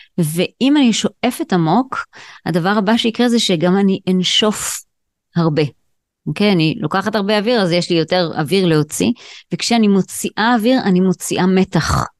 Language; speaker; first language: Hebrew; native; Hebrew